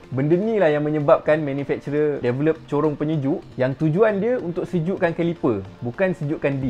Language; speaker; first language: Malay; native; Malay